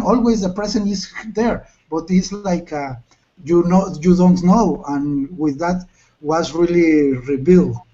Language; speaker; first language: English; non-native, learner; Spanish